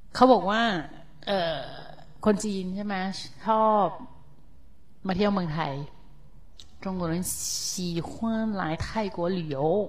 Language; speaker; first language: Thai; native; Thai